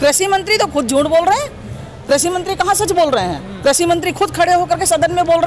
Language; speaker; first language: Hindi; native; Hindi